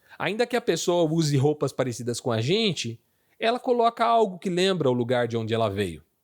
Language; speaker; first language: Portuguese; native; Portuguese